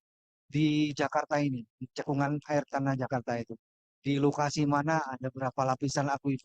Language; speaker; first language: Indonesian; native; Indonesian